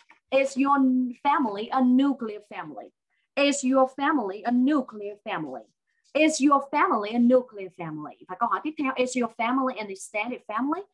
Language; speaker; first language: English; non-native, fluent; Vietnamese